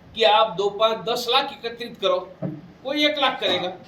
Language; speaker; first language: Hindi; non-native, local second language; Gujarati